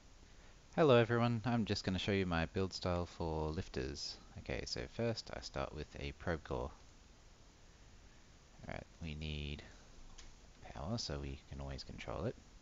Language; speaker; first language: English; native; English